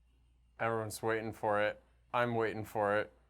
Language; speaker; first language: English; native; English